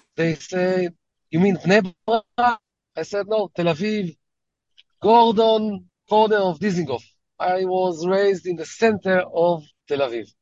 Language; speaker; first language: English; early bilingual, heritage; Hebrew